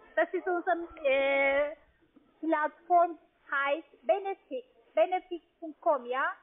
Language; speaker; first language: German; non-native, learner; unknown